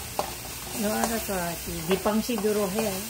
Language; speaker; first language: Korean; non-native, fluent; Filipino